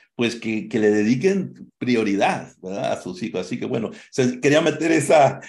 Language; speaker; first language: Spanish; native; Spanish